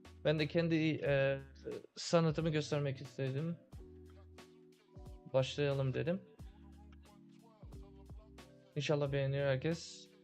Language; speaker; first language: Turkish; early bilingual, heritage; Turkish